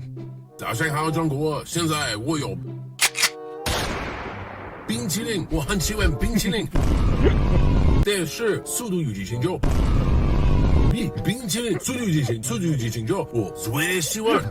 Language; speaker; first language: Chinese; non-native, learner; English